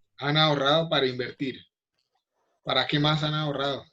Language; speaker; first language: Spanish; native; Spanish